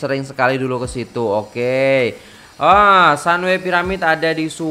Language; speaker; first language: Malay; non-native, local second language; Javanese